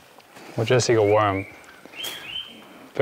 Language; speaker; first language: Chinese; early bilingual, heritage; Chinese